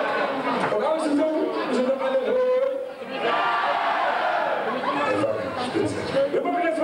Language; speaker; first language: German; non-native, learner; English